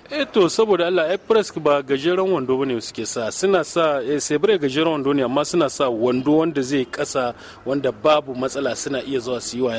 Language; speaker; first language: Hausa; native; Hausa